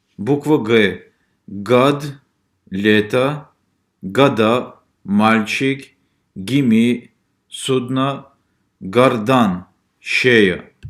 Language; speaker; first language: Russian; non-native, local second language; Lezghian